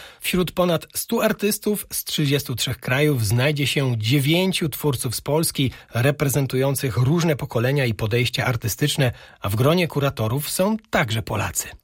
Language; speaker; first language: Polish; native; Polish